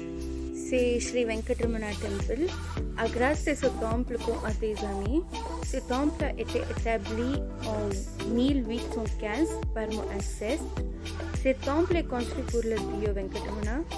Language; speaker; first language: French; non-native, fluent; Konkani